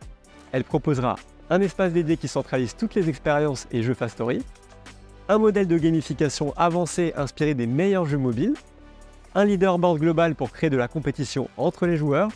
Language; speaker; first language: French; native; French